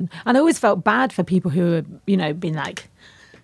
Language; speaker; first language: English; native; English